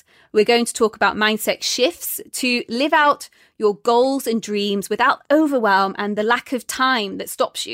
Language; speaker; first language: English; native; English